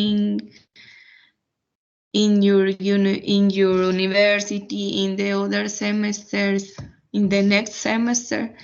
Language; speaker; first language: English; non-native, fluent; Spanish